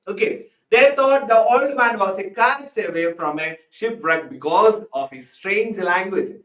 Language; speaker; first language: English; non-native, local second language; Malayalam